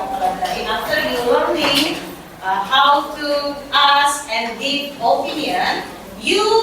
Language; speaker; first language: English; non-native, fluent; Indonesian